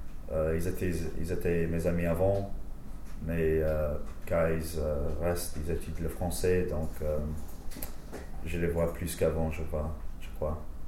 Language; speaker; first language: French; non-native, fluent; English